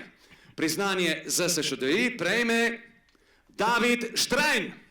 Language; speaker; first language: Slovenian; native; Slovenian